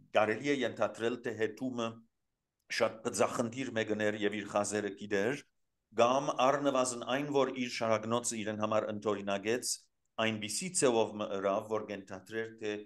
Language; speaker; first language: Armenian; early bilingual, heritage; Armenian